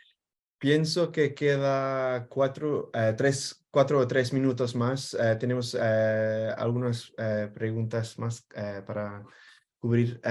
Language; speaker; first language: Spanish; non-native, fluent; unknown